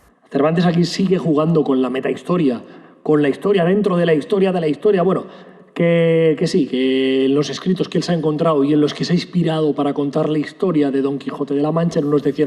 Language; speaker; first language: Spanish; native; Spanish